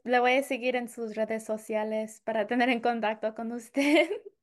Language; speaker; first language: Spanish; non-native, fluent; English